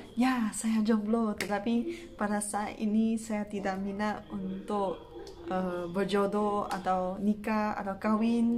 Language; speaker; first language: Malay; non-native, local second language; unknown